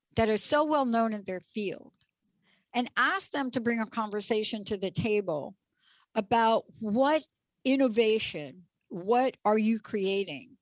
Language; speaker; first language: English; native; English